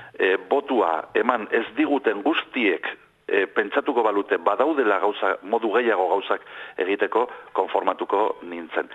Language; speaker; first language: Basque; non-native, local second language; Spanish